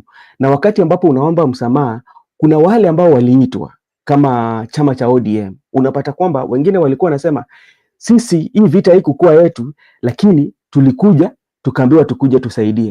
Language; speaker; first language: Swahili; non-native, local second language; Luo (Kenya and Tanzania)